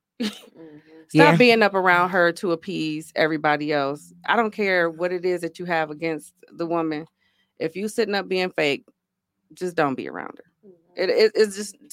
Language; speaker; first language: English; native; English